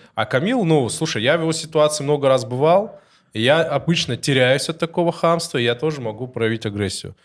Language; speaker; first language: Russian; non-native, local second language; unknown